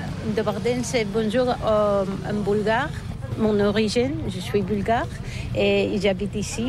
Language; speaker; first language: French; non-native, learner; Bulgarian